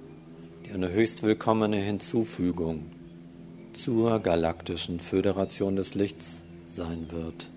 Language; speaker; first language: German; native; German